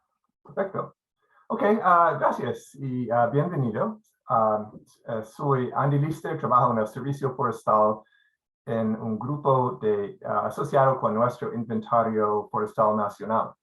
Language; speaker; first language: Spanish; non-native, fluent; English